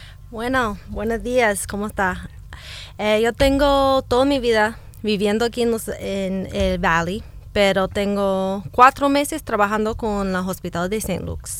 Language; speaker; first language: Spanish; non-native, fluent; English